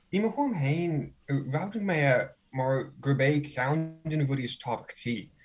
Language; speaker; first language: Irish; non-native, fluent; English